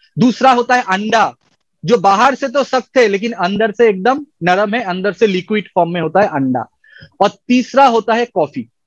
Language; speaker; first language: Hindi; non-native, local second language; Bangla